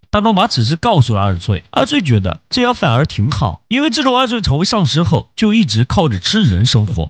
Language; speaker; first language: Chinese; native; Chinese